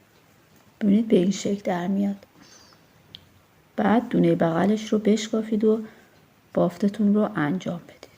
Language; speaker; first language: Persian; native; Persian